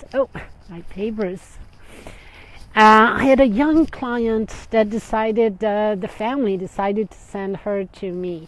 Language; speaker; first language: English; non-native, fluent; French